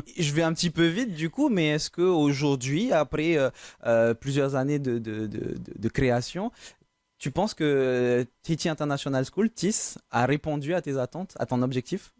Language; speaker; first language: French; native; French